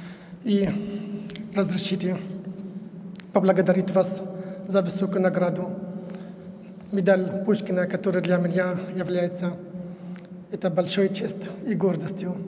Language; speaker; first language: Russian; non-native, fluent; Arabic